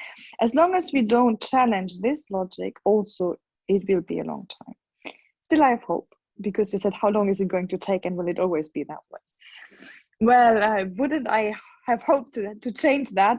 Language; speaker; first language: English; non-native, fluent; German